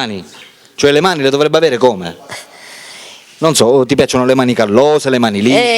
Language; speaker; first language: Italian; native; Italian